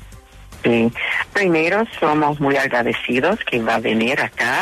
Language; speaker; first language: Spanish; non-native, fluent; English